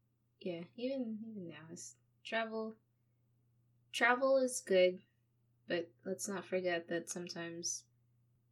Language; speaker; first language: English; non-native, local second language; Filipino